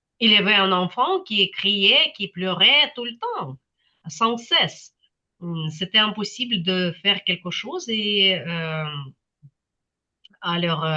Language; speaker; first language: French; non-native, fluent; Ukrainian